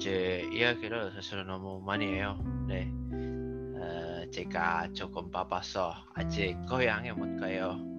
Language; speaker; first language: Korean; non-native, learner; Indonesian